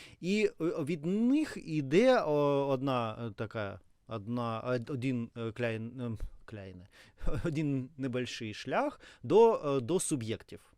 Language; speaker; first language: Ukrainian; non-native, local second language; Russian